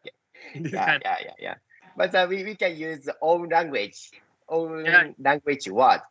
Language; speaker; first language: English; non-native, learner; Japanese